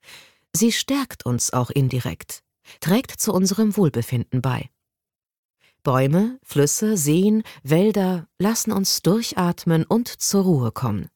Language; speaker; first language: German; native; German